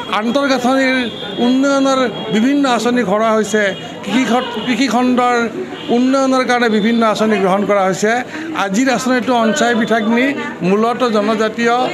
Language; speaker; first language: Assamese; non-native, local second language; Bodo